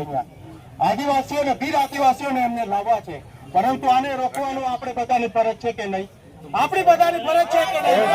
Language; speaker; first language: Gujarati; non-native, local second language; Bhili